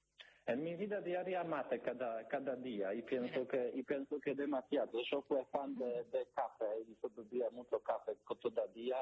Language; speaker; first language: Spanish; non-native, learner; Polish